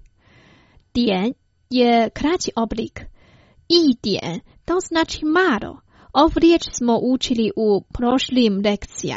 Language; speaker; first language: Croatian; non-native, fluent; Chinese